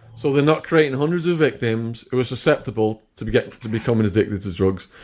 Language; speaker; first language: English; native; English